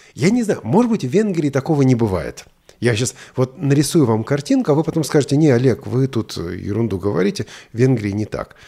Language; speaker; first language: Russian; native; Russian